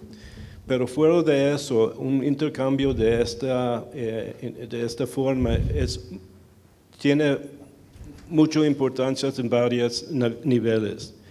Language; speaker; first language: Spanish; early bilingual, heritage; Spanish